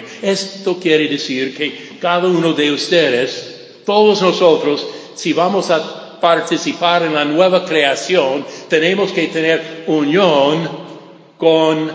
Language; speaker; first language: Spanish; non-native, fluent; English